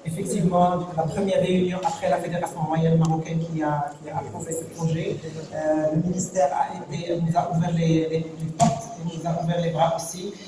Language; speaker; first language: French; non-native, local second language; Arabic